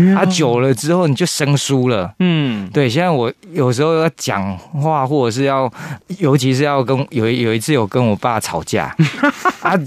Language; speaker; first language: Chinese; non-native, local second language; Min Nan Chinese